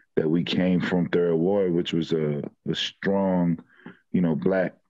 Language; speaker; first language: English; native; English